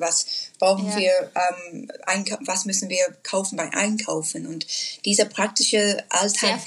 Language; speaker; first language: German; non-native, learner; English